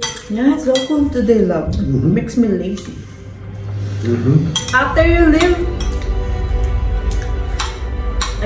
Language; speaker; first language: English; non-native, local second language; Filipino